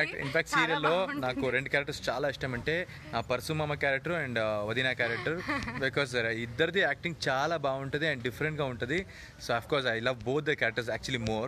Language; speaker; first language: Telugu; non-native, learner; Arabic